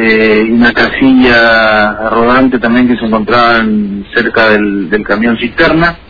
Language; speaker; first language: Spanish; native; Spanish